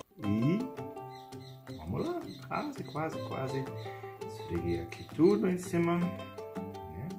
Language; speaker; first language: Portuguese; non-native, learner; German